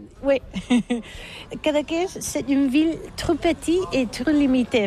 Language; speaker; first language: French; non-native, learner; Catalan